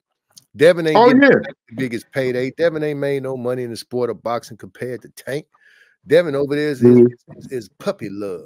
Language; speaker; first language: English; native; English